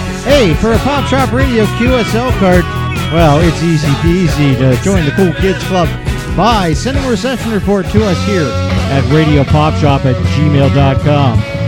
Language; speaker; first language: English; native; English